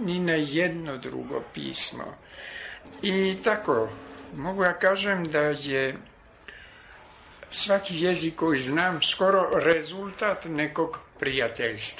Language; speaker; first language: Serbian; non-native, fluent; French